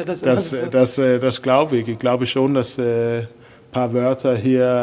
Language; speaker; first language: German; non-native, fluent; Danish